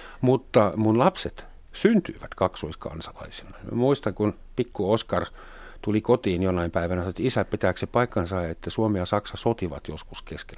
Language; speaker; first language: Finnish; non-native, fluent; German